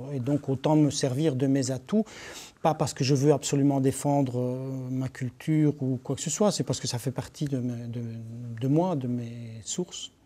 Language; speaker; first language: French; early bilingual, other home language; Spanish